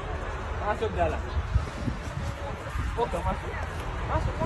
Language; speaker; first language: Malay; non-native, learner; Arabic